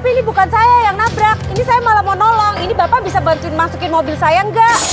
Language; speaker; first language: Indonesian; native; Indonesian